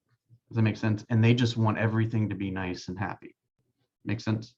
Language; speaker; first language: English; native; English